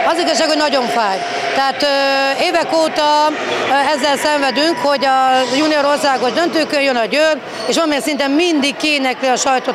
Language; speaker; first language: Hungarian; native; Hungarian